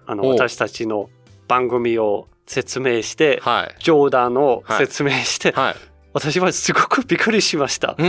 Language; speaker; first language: Japanese; non-native, learner; Danish